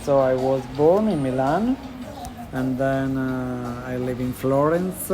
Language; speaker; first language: English; non-native, learner; Italian